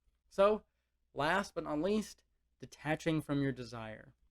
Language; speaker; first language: English; native; English